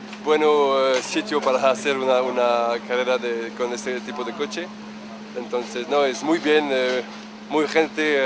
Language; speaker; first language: Spanish; non-native, learner; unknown